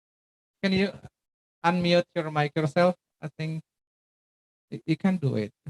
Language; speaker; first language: English; non-native, fluent; Indonesian